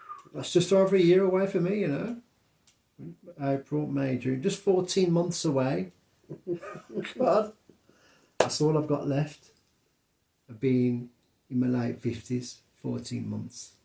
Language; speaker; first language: English; native; English